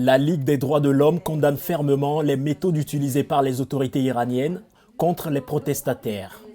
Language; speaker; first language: French; native; French